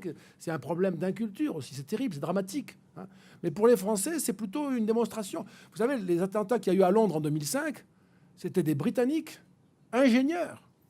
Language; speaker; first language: French; native; French